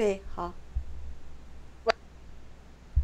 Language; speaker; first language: Chinese; native; Chinese